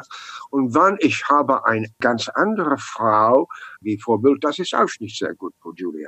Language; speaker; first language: German; non-native, learner; English